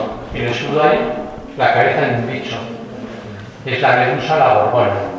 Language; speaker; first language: Spanish; native; Spanish